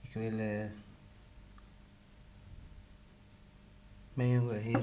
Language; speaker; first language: Dutch; non-native, learner; Turkish